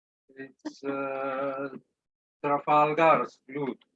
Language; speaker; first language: English; non-native, learner; Serbian